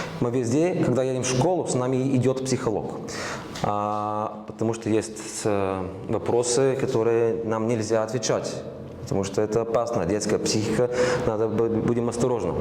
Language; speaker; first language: Russian; non-native, learner; Bulgarian